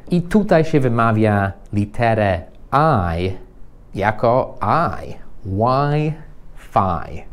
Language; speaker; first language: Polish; non-native, fluent; English